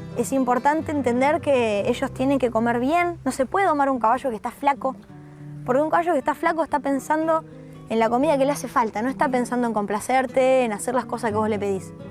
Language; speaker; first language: Spanish; native; Spanish